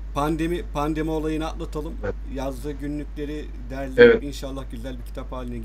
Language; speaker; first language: Turkish; native; Turkish